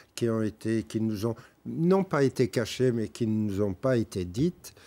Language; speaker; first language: French; native; French